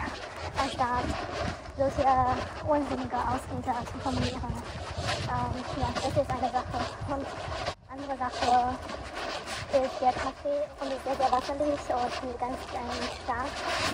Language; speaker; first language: German; non-native, learner; Chinese